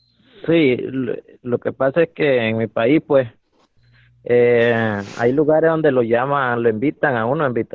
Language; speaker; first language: Spanish; native; Spanish